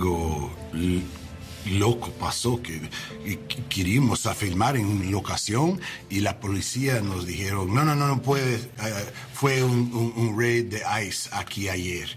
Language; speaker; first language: Spanish; non-native, learner; English